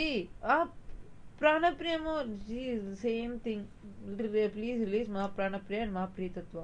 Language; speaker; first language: Hindi; non-native, local second language; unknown